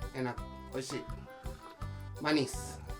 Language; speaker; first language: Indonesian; non-native, fluent; Japanese